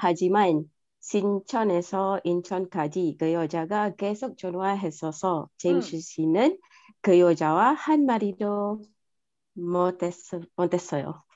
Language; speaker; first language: Korean; non-native, learner; Malay